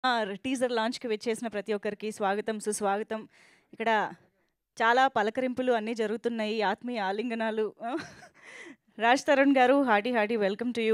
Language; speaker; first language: Telugu; native; Telugu